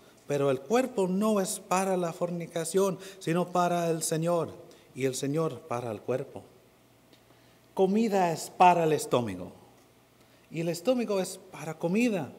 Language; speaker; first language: Spanish; non-native, fluent; English